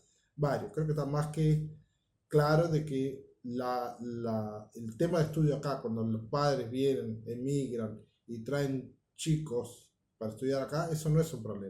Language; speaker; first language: Spanish; native; Spanish